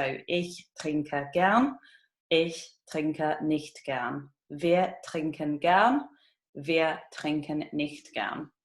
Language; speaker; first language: German; non-native, fluent; English